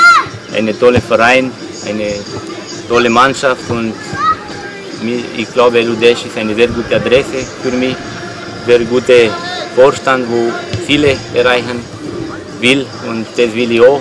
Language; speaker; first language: German; non-native, learner; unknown